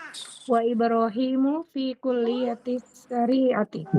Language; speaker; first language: Arabic; non-native, learner; Indonesian